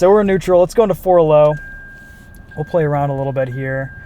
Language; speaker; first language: English; native; English